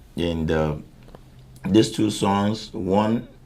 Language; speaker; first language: English; non-native, local second language; Yoruba